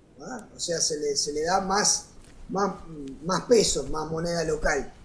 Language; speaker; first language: Spanish; native; Spanish